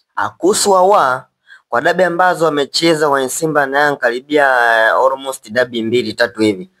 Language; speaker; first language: Swahili; native; Swahili